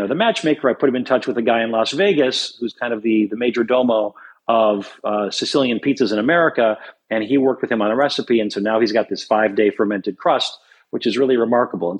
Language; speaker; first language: English; native; English